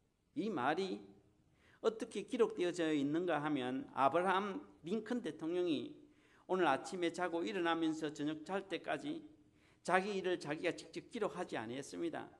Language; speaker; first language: Korean; native; Korean